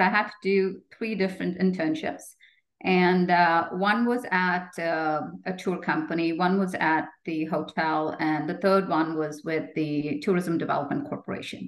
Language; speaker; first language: English; non-native, local second language; Hindi